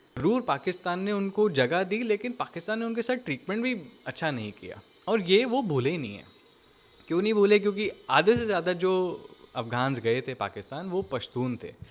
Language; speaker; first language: Hindi; native; Hindi